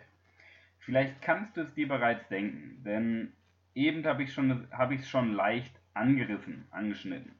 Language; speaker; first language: German; native; German